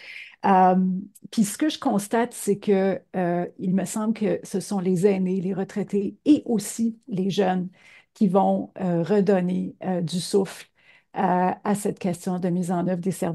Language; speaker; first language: French; native; French